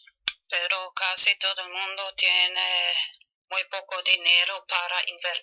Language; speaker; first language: Spanish; non-native, fluent; German